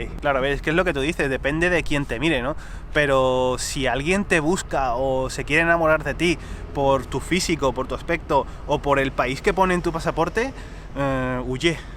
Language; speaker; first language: Spanish; native; Spanish